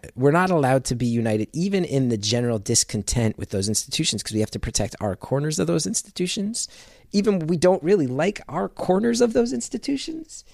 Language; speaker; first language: English; native; English